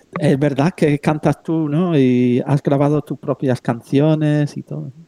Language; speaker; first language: Spanish; non-native, fluent; English